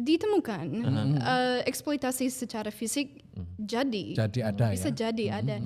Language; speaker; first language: Indonesian; non-native, fluent; English